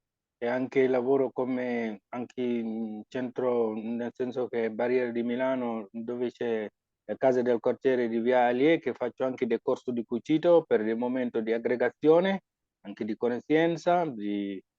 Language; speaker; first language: Italian; non-native, fluent; Wolof